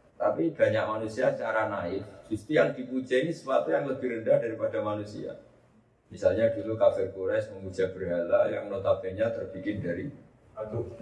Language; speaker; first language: Indonesian; non-native, local second language; Javanese